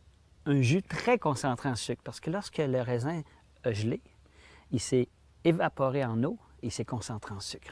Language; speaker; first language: French; native; French